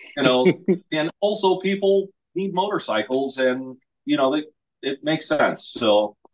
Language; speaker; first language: English; native; English